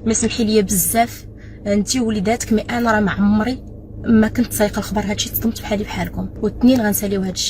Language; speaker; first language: Arabic; native; Arabic